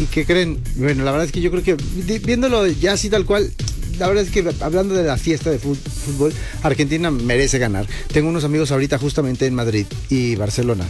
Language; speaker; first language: Spanish; native; Spanish